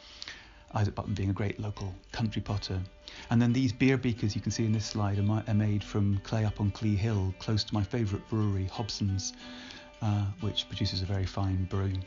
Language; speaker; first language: English; native; English